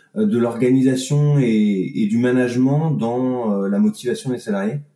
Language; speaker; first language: French; native; French